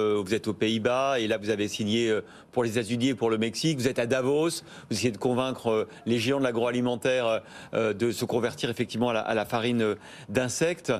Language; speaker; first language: French; native; French